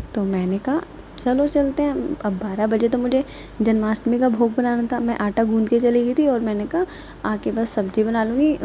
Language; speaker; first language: Hindi; native; Hindi